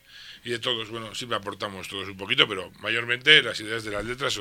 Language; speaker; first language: Spanish; native; Spanish